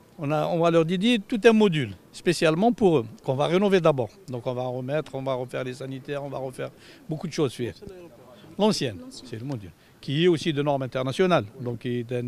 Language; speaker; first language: French; non-native, local second language; Arabic